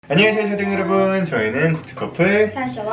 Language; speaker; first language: Korean; non-native, learner; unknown